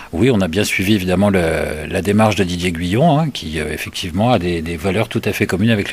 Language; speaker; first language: French; native; French